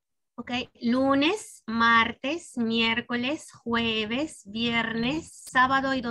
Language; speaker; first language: Spanish; non-native, fluent; Arabic